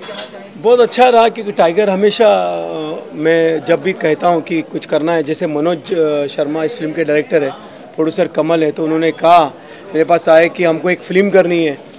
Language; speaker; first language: Hindi; native; Hindi